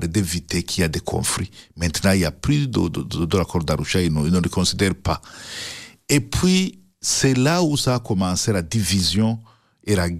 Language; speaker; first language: French; non-native, local second language; Rundi